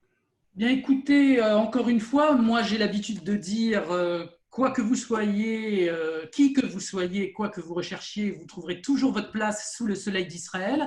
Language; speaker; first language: French; native; French